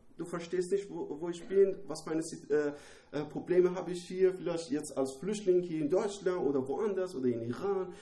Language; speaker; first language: German; non-native, learner; Persian